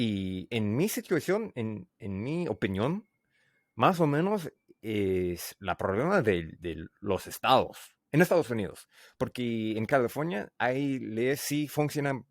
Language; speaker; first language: Spanish; non-native, learner; English